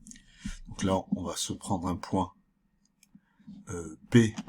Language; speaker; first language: French; native; French